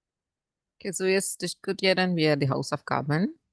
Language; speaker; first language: German; non-native, fluent; Tamil